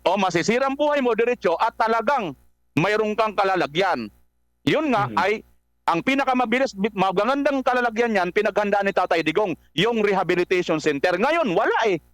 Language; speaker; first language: Filipino; non-native, local second language; Waray